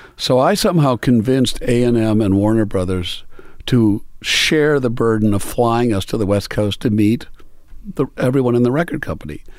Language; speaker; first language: English; native; English